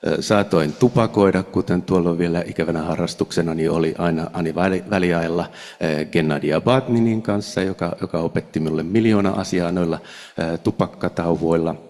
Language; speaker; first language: Finnish; native; Finnish